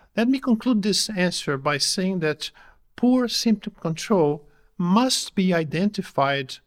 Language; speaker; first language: English; non-native, fluent; Portuguese